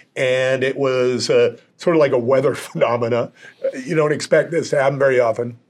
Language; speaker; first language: English; native; English